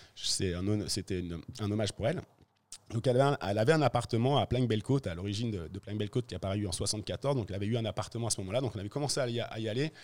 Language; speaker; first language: French; native; French